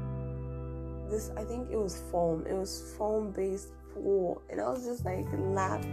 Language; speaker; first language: English; non-native, local second language; Swahili